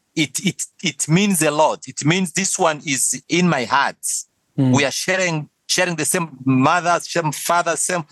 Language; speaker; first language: English; non-native, fluent; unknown